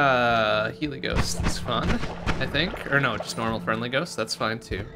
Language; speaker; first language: English; native; English